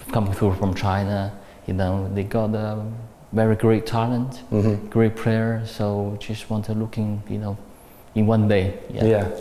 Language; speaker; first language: English; non-native, learner; Chinese